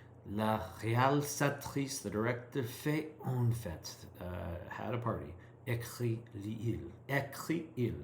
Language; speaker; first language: French; non-native, learner; English